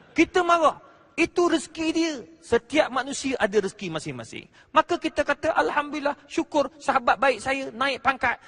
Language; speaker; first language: Malay; native; Malay